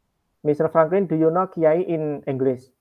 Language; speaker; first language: English; non-native, learner; Indonesian